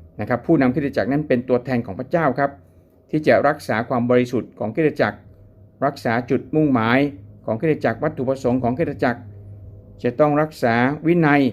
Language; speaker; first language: Thai; native; Thai